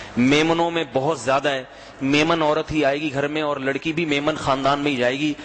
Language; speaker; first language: Urdu; native; Urdu